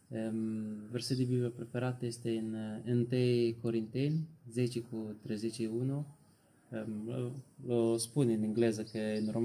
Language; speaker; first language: Romanian; non-native, learner; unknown